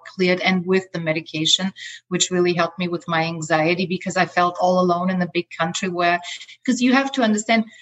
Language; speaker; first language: English; non-native, fluent; German